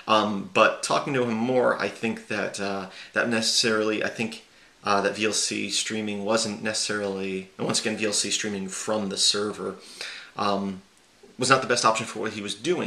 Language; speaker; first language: English; native; English